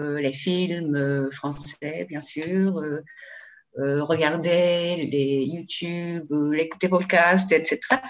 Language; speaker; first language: French; non-native, learner; Japanese